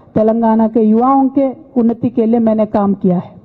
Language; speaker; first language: Hindi; non-native, local second language; Telugu